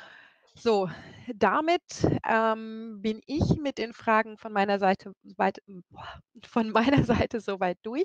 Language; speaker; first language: German; native; German